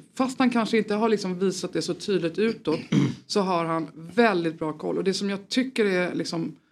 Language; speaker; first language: Swedish; native; Swedish